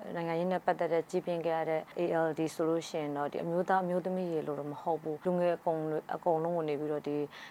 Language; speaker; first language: Burmese; native; Burmese